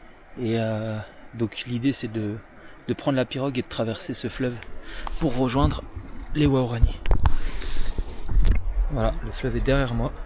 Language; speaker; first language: French; native; French